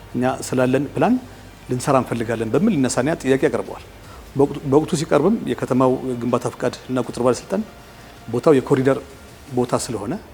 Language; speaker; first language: Amharic; native; Amharic